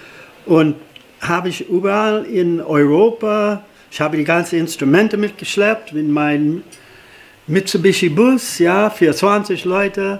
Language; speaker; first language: German; non-native, fluent; English